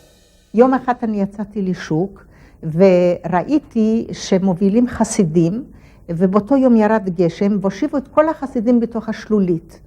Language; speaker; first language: Hebrew; non-native, fluent; Polish